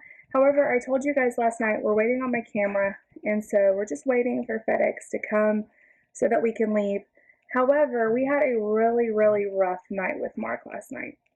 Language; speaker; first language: English; native; English